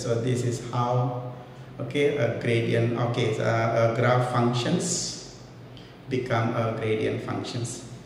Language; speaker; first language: English; non-native, local second language; Tamil